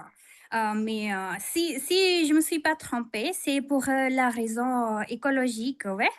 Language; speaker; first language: French; non-native, fluent; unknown